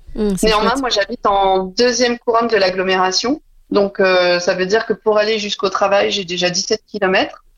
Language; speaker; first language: French; native; French